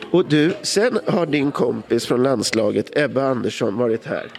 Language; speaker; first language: Swedish; native; Swedish